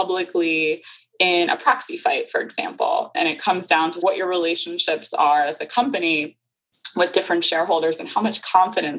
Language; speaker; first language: English; native; English